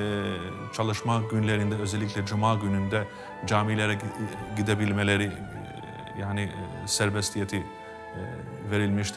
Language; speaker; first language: Turkish; non-native, fluent; Albanian